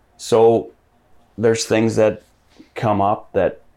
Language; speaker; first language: English; native; English